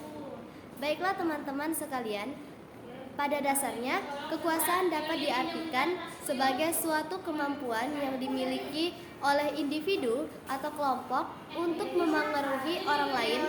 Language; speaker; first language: Indonesian; native; Indonesian